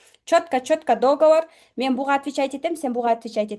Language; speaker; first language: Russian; non-native, local second language; Kyrgyz